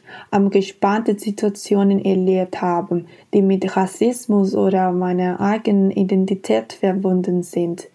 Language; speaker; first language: German; non-native, fluent; Spanish